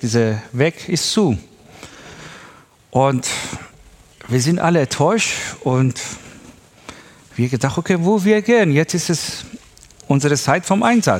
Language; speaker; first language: German; non-native, learner; Persian